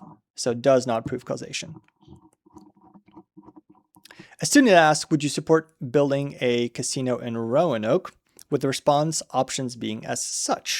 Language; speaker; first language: English; native; English